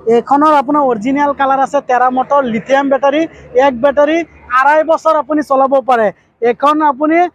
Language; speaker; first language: Assamese; non-native, local second language; Bangla